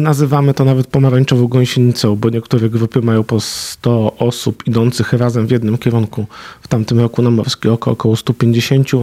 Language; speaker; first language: Polish; native; Polish